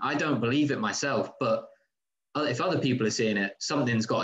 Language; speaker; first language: English; native; English